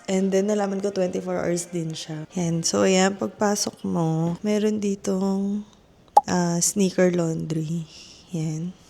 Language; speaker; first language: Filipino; native; Filipino